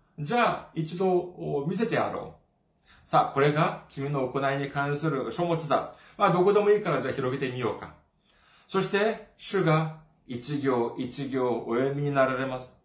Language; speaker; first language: Japanese; non-native, fluent; Korean